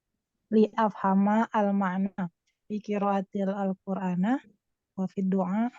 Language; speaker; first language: Arabic; non-native, learner; Indonesian